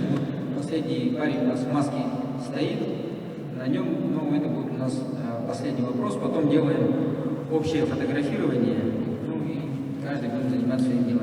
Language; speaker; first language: Russian; native; Russian